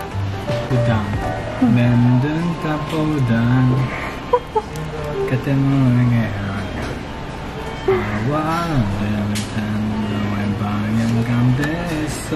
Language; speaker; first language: Indonesian; non-native, fluent; Japanese